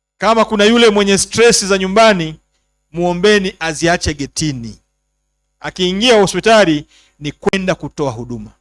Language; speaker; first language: Swahili; native; Swahili